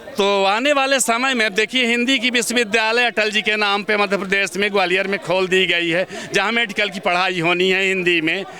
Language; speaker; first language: Hindi; native; Hindi